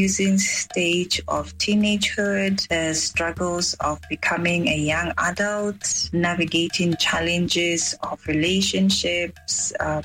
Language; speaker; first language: English; non-native, local second language; Tswana